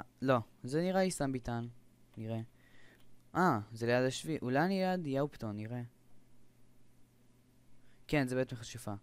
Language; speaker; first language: Hebrew; native; Hebrew